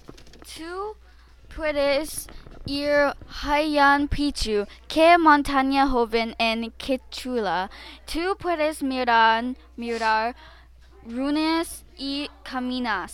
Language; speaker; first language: Spanish; non-native, learner; English